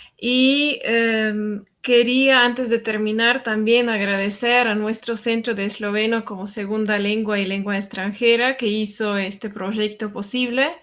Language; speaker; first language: Spanish; non-native, fluent; Slovenian